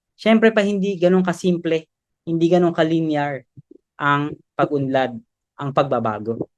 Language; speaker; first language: Filipino; native; Filipino